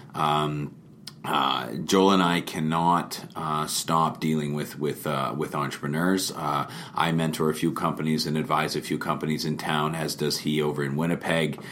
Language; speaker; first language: English; native; English